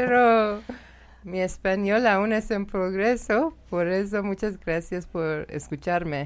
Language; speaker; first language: Spanish; non-native, learner; Persian